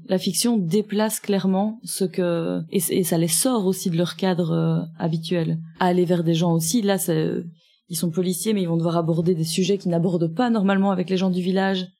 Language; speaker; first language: French; native; French